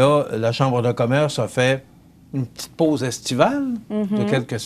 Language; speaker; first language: French; native; French